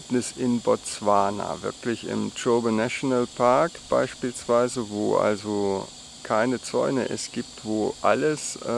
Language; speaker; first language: German; native; German